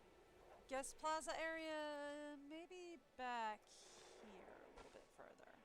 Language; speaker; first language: English; native; English